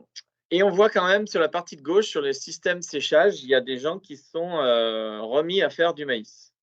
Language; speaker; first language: French; native; French